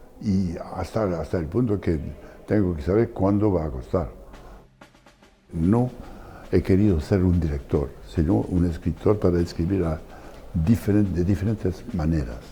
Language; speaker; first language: Spanish; non-native, fluent; French